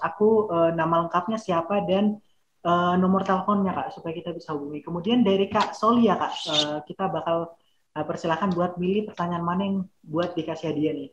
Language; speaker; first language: Indonesian; native; Indonesian